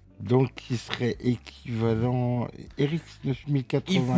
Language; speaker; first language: French; native; French